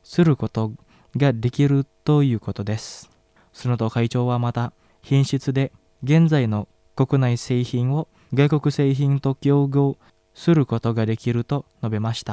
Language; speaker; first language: Japanese; non-native, fluent; Indonesian